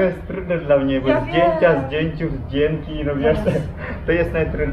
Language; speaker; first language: Polish; non-native, learner; Balinese